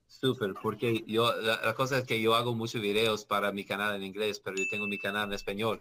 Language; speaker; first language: Spanish; non-native, learner; English